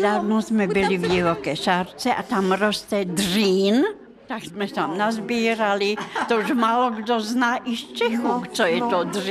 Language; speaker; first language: Czech; non-native, fluent; Russian